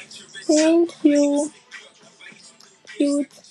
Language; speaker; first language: English; non-native, learner; Russian